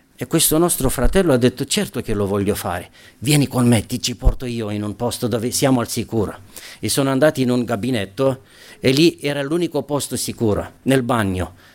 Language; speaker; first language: Italian; non-native, fluent; Romanian